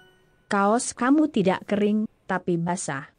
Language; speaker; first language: Indonesian; non-native, learner; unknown